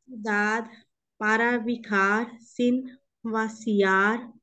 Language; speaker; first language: Spanish; non-native, learner; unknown